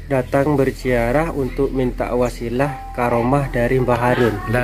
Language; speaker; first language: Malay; non-native, local second language; Javanese